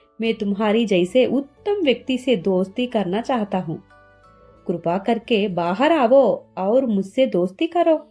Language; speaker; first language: Hindi; non-native, learner; Telugu